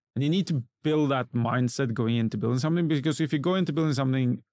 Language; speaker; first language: English; non-native, fluent; Norwegian